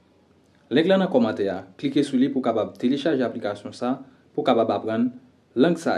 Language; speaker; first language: French; non-native, local second language; Haitian Creole